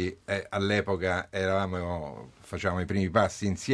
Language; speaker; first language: Italian; native; Italian